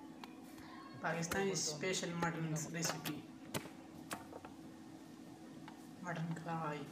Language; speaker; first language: Hindi; non-native, local second language; Pashto